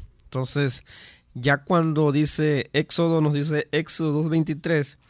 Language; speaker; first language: Spanish; native; Spanish